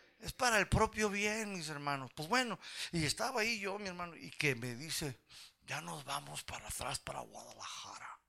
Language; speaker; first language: Spanish; early bilingual, heritage; Spanish